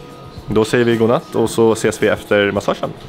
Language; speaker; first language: Swedish; native; Swedish